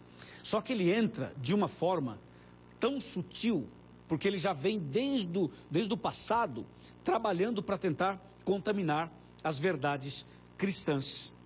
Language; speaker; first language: Portuguese; native; Portuguese